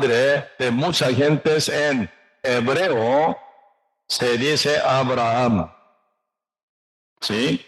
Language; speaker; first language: Spanish; non-native, learner; Korean